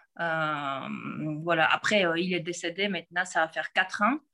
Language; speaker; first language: French; non-native, fluent; Georgian